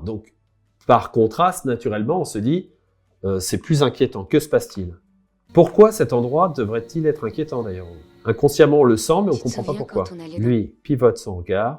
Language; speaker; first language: French; native; French